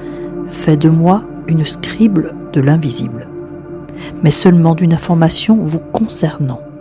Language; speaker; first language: French; native; French